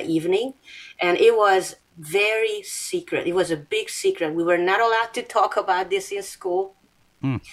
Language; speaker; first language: English; non-native, fluent; Hungarian